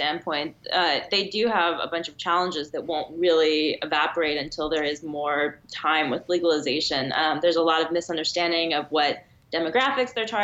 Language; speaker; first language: English; native; English